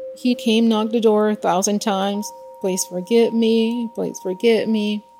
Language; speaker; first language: English; non-native, fluent; Spanish